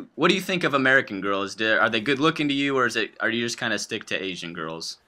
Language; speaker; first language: English; native; English